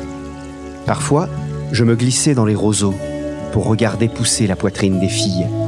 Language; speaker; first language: French; native; French